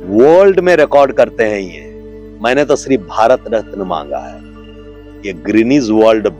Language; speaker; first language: Hindi; non-native, local second language; Odia